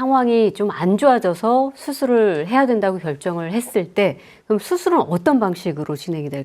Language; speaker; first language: Korean; native; Korean